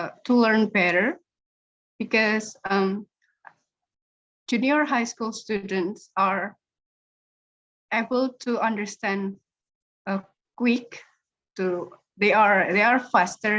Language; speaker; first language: English; non-native, learner; Indonesian